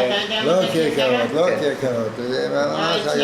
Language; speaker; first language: Hebrew; non-native, fluent; Yiddish